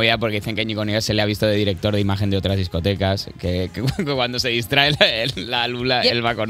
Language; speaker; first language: Spanish; native; Spanish